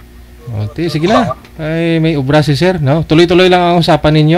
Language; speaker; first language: Filipino; native; Filipino